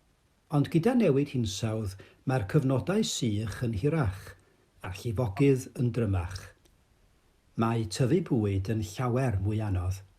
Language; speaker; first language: Welsh; native; Welsh